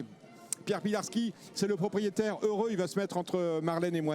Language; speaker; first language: French; native; French